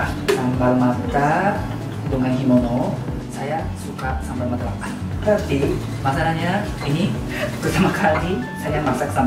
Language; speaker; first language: Indonesian; non-native, fluent; Japanese